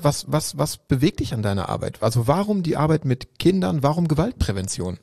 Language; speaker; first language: German; native; German